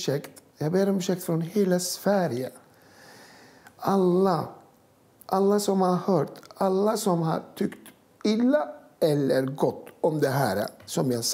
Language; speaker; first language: Swedish; non-native, fluent; Turkish